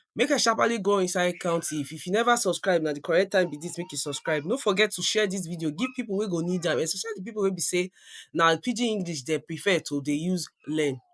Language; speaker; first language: Nigerian Pidgin; non-native, local second language; Yoruba